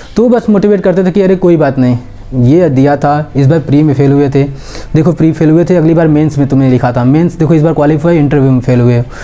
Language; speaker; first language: Hindi; native; Hindi